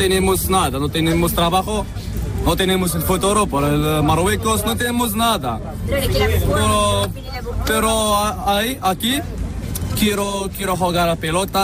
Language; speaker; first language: Spanish; non-native, learner; Arabic